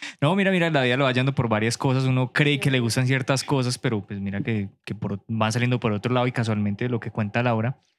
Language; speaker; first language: Spanish; native; Spanish